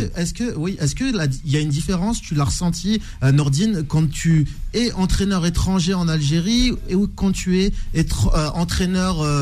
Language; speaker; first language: French; non-native, local second language; Arabic